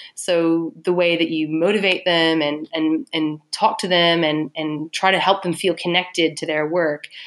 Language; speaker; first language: English; native; English